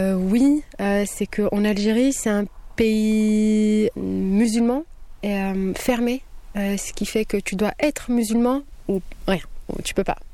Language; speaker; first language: French; non-native, local second language; Kabyle